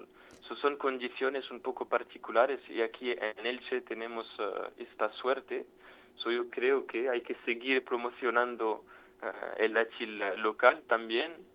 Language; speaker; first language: Spanish; non-native, fluent; French